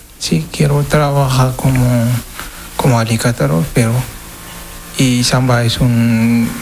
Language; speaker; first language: Spanish; non-native, learner; Wolof